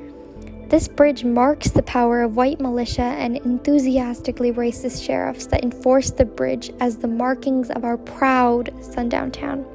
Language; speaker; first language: English; native; English